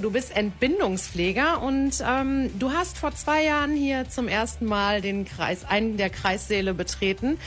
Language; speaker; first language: German; native; German